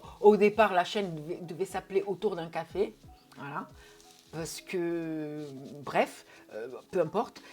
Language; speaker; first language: French; non-native, fluent; Portuguese